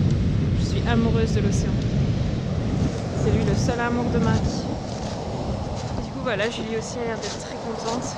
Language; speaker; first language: French; native; French